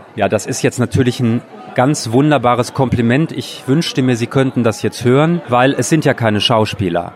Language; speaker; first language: German; native; German